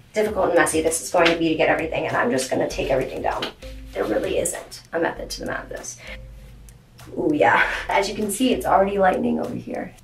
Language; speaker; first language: English; native; English